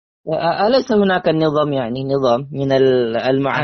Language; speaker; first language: Arabic; non-native, learner; Indonesian